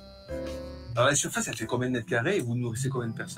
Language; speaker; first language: French; native; French